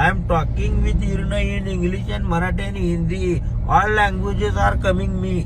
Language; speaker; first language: English; non-native, learner; Marathi